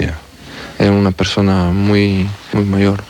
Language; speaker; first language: Spanish; non-native, learner; French